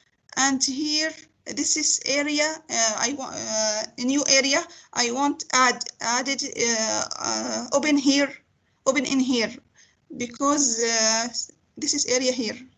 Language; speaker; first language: English; non-native, learner; Arabic